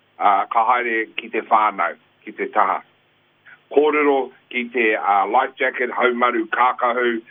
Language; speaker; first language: Māori; non-native, local second language; English